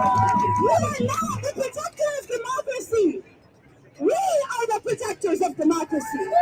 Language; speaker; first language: English; native; English